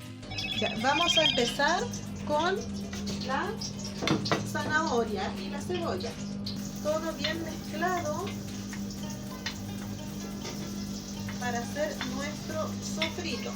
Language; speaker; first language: Spanish; native; Spanish